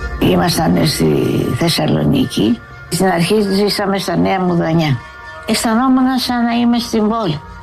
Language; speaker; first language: Greek; native; Greek